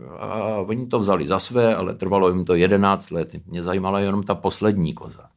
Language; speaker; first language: Czech; early bilingual, heritage; Czech